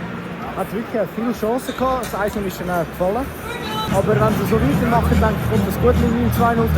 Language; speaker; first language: German; native; German